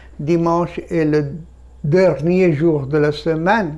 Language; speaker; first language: French; non-native, fluent; Bangla